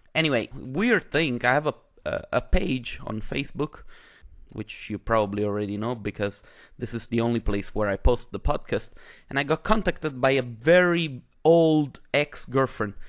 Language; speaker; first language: English; non-native, fluent; Italian